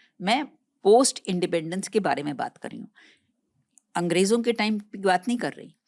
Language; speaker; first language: Hindi; native; Hindi